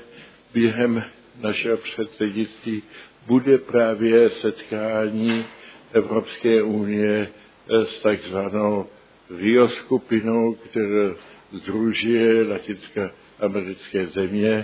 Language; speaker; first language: Czech; early bilingual, heritage; Czech